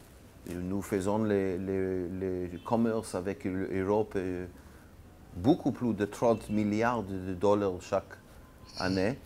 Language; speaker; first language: French; non-native, learner; Hebrew